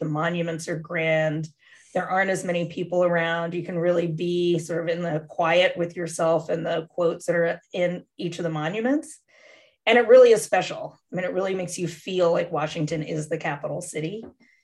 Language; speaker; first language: English; native; English